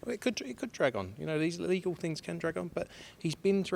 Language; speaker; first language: English; native; English